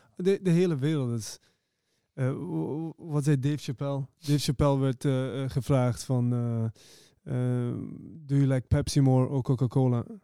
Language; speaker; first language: Dutch; early bilingual, other home language; Persian